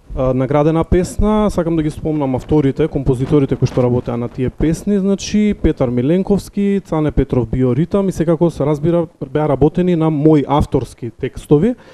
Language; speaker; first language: Macedonian; native; Macedonian